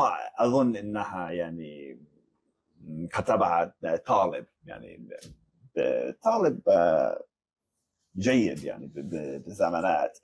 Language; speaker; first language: Arabic; non-native, fluent; English